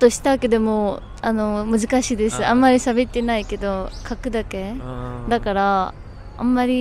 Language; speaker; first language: Japanese; non-native, learner; Nepali